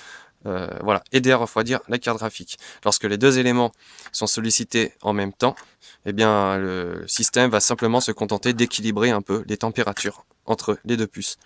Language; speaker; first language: French; native; French